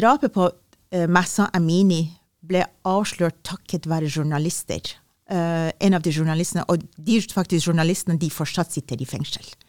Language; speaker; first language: Norwegian; non-native, fluent; Persian